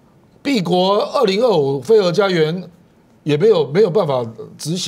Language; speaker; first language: Chinese; native; Chinese